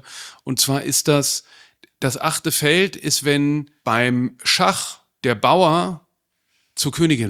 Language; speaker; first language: German; native; German